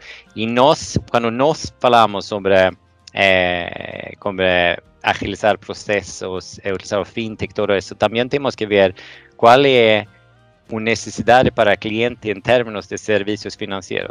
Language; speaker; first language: Portuguese; non-native, fluent; Swedish